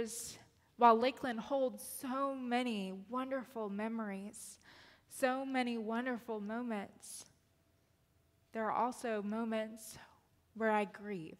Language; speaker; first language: English; native; English